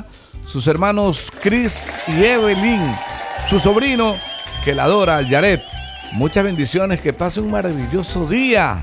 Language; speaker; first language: Spanish; native; Spanish